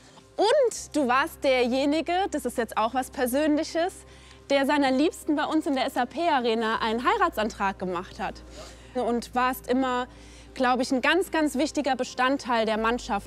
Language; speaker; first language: German; native; German